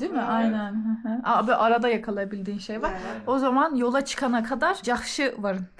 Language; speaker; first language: Turkish; native; Turkish